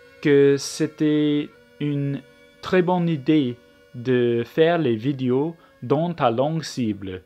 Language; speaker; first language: French; non-native, learner; English